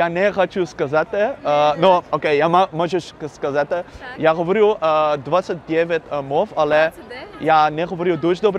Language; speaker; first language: Ukrainian; non-native, learner; Dutch